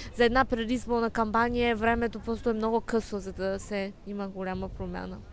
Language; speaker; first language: Bulgarian; non-native, fluent; Chinese